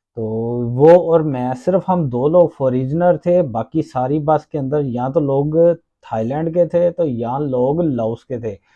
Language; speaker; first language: Urdu; non-native, local second language; Punjabi